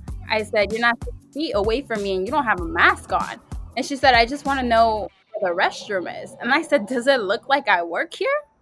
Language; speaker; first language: English; early bilingual, other home language; Spanish